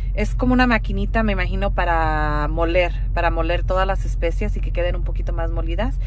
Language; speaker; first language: Spanish; early bilingual, heritage; Spanish